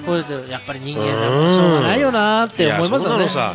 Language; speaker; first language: Japanese; native; Japanese